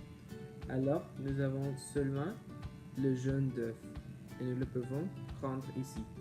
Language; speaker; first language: French; non-native, learner; English